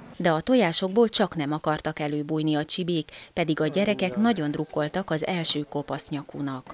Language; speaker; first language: Hungarian; native; Hungarian